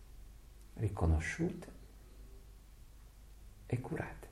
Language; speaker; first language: Italian; native; Italian